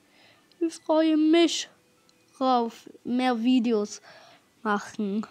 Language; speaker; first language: German; non-native, learner; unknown